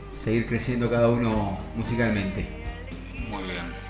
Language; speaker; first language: Spanish; native; Spanish